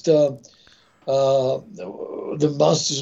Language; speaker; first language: English; non-native, fluent; Italian